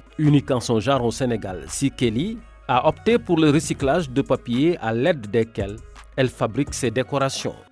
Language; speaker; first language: French; native; French